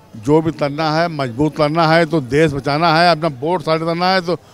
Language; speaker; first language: Hindi; native; Hindi